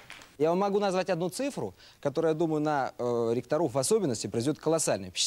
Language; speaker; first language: Russian; native; Russian